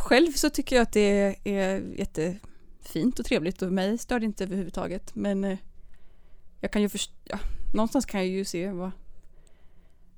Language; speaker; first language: Swedish; native; Swedish